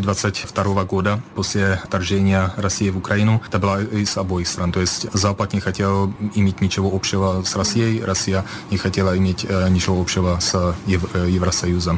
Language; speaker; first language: Russian; non-native, fluent; Czech